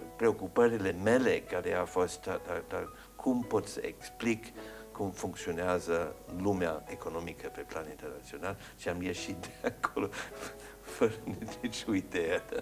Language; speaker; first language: Romanian; early bilingual, heritage; English